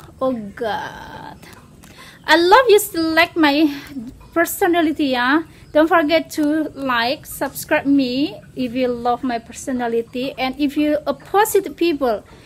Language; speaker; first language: English; non-native, learner; Indonesian